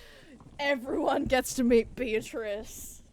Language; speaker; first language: English; native; English